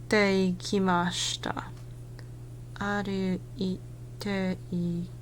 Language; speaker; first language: Japanese; non-native, learner; English